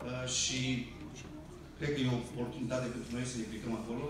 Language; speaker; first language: Romanian; early bilingual, heritage; Romanian